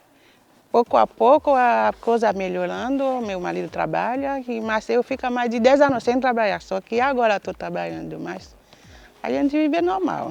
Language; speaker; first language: Portuguese; non-native, learner; Haitian Creole